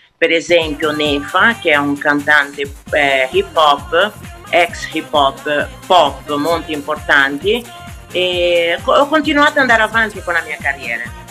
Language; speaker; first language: Italian; non-native, fluent; Portuguese